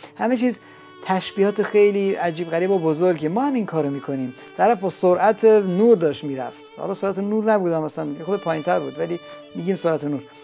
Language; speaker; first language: Persian; non-native, local second language; Armenian